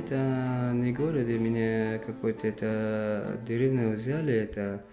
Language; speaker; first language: Russian; non-native, learner; Uzbek